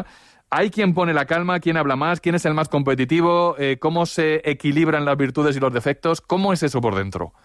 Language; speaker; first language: Spanish; native; Spanish